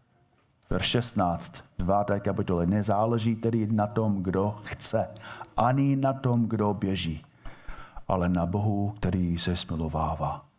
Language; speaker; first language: Czech; non-native, fluent; English